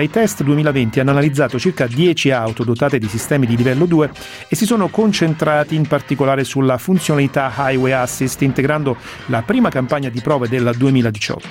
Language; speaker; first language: Italian; native; Italian